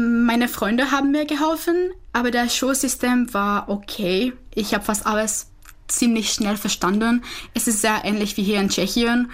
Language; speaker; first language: German; non-native, fluent; Czech